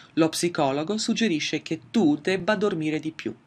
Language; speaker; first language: Italian; non-native, fluent; English